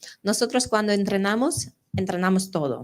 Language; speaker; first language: Spanish; non-native, fluent; Russian